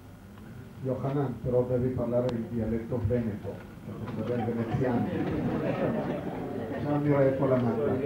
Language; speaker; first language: Italian; non-native, fluent; Hebrew